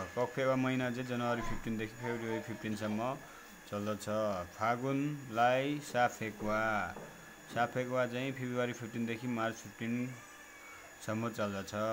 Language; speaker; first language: Nepali; non-native, local second language; Limbu